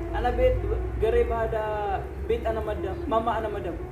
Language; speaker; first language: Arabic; non-native, learner; Filipino